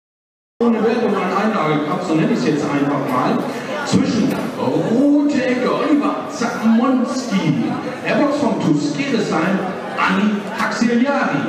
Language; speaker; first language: German; native; German